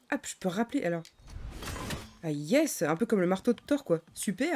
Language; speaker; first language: French; native; French